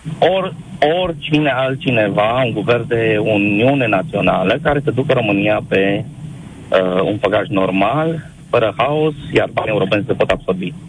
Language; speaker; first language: Romanian; native; Romanian